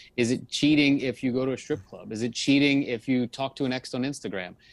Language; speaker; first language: English; native; English